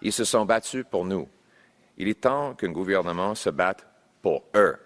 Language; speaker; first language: French; non-native, local second language; English